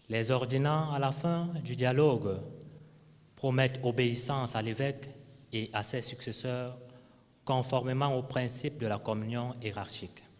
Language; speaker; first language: French; native; French